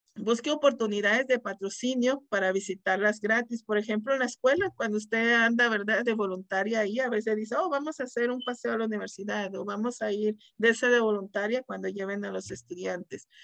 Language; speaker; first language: Spanish; native; Spanish